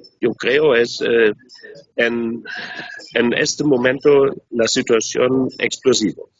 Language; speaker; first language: Spanish; non-native, learner; German